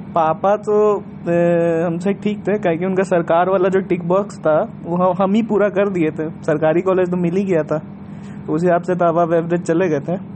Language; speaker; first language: Hindi; native; Hindi